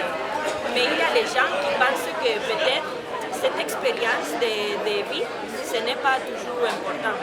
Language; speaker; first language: French; non-native, fluent; Spanish